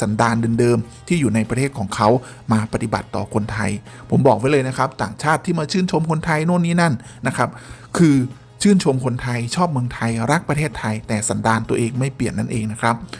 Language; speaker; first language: Thai; native; Thai